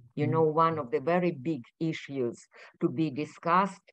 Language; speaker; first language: English; non-native, fluent; Ukrainian